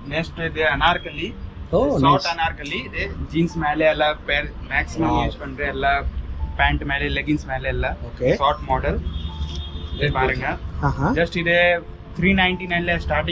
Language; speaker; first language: Tamil; non-native, learner; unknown